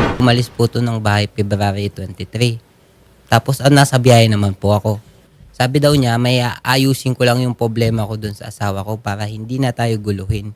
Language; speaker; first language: Filipino; native; Filipino